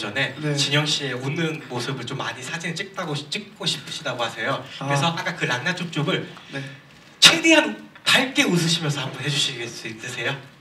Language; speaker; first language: Korean; non-native, fluent; Thai